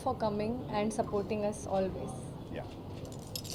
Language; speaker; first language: Telugu; non-native, fluent; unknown